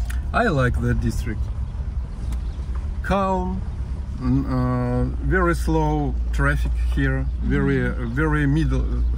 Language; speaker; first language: English; non-native, learner; Russian